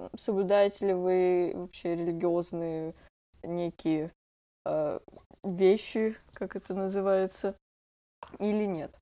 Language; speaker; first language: Russian; native; Russian